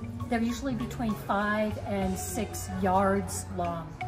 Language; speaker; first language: English; native; English